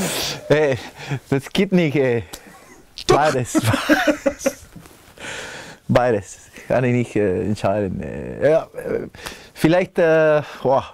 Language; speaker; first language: German; non-native, fluent; Spanish